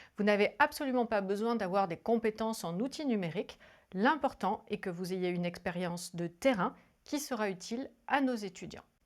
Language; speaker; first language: French; native; French